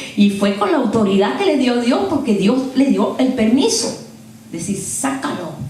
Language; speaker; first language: Spanish; native; Spanish